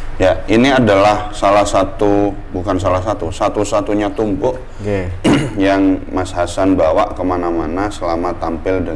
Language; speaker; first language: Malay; non-native, local second language; Javanese